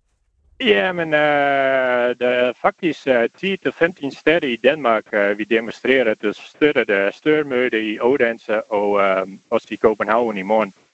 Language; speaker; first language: Danish; non-native, fluent; Dutch